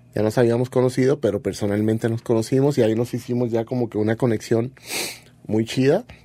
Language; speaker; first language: Spanish; native; Spanish